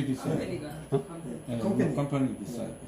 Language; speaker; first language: English; non-native, learner; Korean